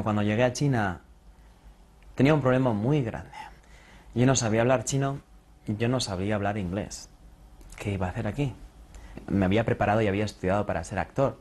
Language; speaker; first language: Spanish; native; Spanish